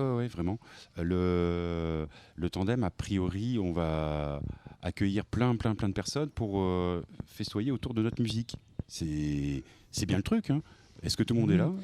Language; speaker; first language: French; native; French